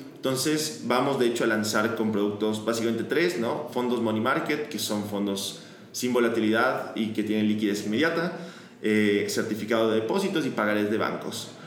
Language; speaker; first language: Spanish; native; Spanish